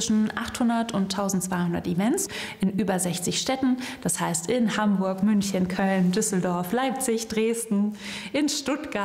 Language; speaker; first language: German; native; German